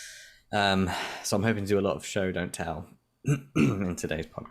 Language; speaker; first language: English; native; English